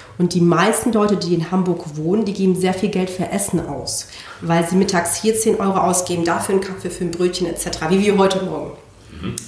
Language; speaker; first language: German; non-native, fluent; Spanish